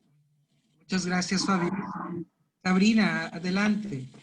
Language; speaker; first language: Spanish; native; Spanish